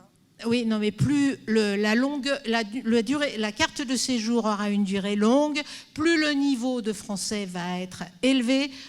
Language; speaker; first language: French; native; French